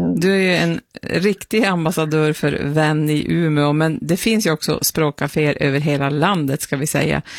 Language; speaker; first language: Swedish; native; Swedish